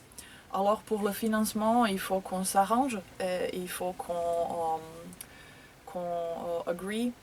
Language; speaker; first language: French; non-native, fluent; Croatian